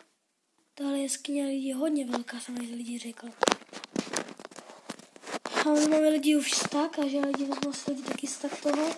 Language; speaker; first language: Czech; non-native, learner; Slovak